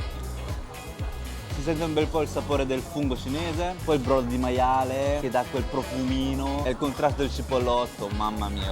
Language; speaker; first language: Italian; early bilingual, other home language; Chinese